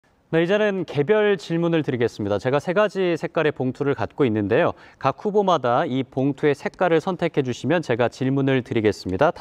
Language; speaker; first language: Korean; native; Korean